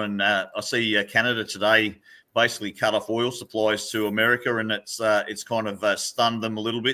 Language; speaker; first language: English; native; English